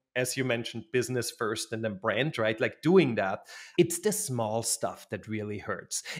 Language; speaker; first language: English; non-native, fluent; German